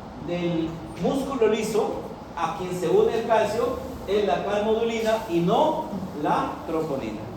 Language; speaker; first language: Spanish; native; Spanish